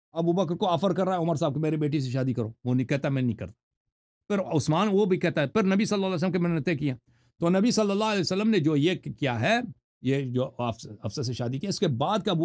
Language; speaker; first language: Urdu; non-native, fluent; Persian